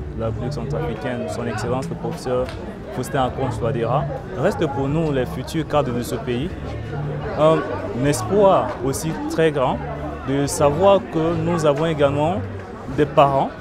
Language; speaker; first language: French; non-native, local second language; Sango